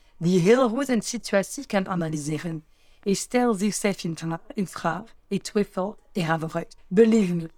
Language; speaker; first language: Dutch; non-native, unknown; French